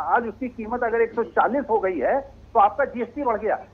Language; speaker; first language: Hindi; native; Hindi